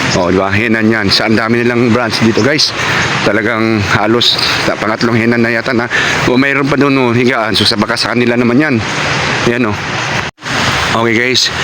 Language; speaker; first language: Filipino; non-native, local second language; Cebuano